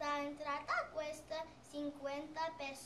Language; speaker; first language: Spanish; non-native, learner; English